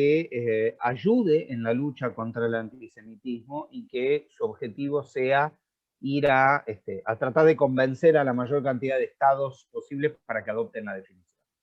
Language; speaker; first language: Spanish; native; Spanish